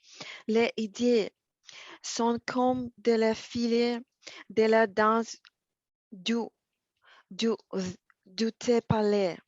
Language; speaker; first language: French; non-native, learner; Russian